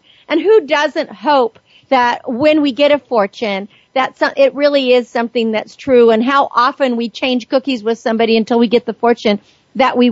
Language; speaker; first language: English; native; English